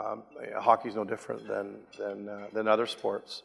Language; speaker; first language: English; native; English